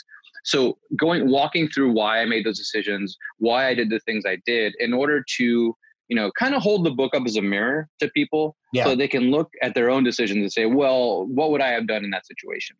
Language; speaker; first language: English; native; English